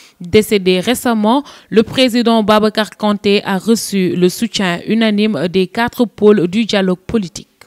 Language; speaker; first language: French; non-native, local second language; Wolof